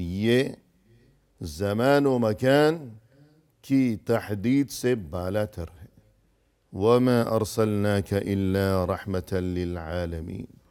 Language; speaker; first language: Urdu; native; Urdu